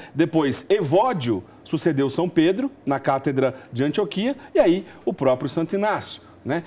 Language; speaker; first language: Portuguese; native; Portuguese